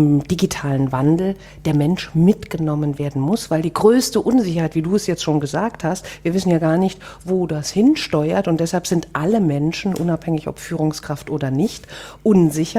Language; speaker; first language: German; native; German